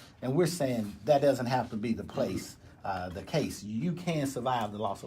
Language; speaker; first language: English; native; English